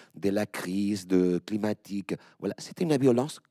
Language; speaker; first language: French; non-native, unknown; Spanish